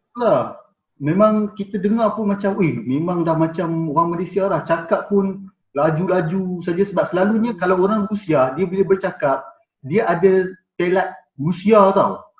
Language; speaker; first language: Malay; native; Malay